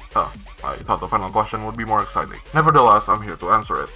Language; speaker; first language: English; non-native, fluent; Malay